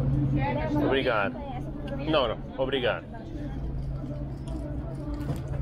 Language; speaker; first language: Portuguese; non-native, learner; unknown